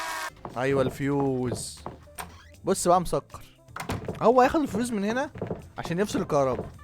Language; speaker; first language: Arabic; native; Arabic